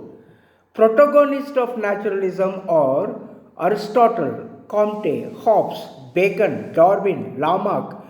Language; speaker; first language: English; non-native, local second language; Tamil